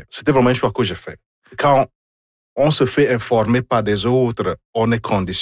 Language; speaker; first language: French; non-native, fluent; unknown